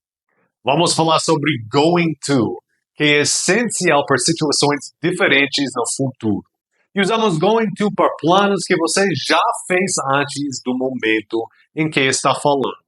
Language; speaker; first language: Portuguese; non-native, fluent; English